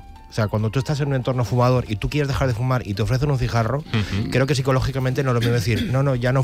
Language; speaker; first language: Spanish; native; Spanish